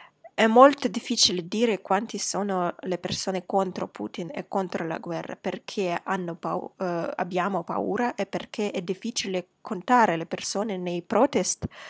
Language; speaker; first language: Italian; non-native, fluent; Russian